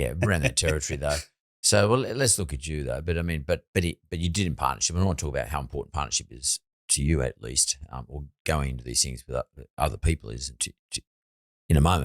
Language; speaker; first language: English; native; English